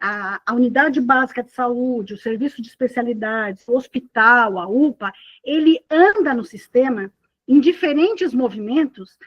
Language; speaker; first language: Portuguese; native; Portuguese